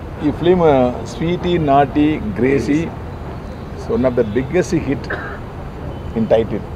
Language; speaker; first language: Telugu; non-native, learner; Tamil